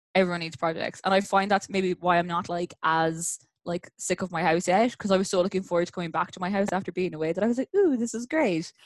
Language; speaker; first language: English; native; English